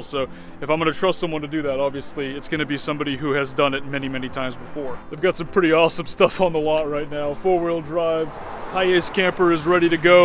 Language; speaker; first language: English; native; English